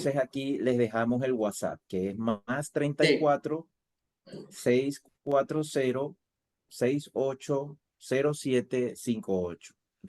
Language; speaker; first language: Spanish; native; Spanish